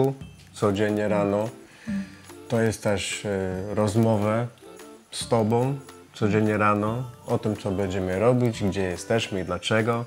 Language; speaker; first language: Polish; non-native, fluent; English